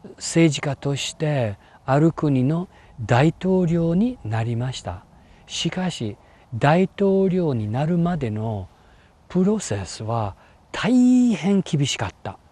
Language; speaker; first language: Japanese; non-native, fluent; English